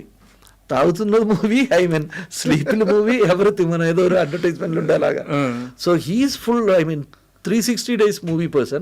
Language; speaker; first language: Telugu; non-native, fluent; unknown